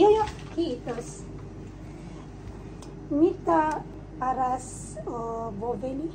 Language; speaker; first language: Finnish; non-native, learner; Filipino